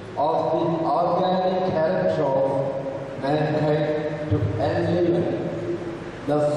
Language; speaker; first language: English; non-native, local second language; Malayalam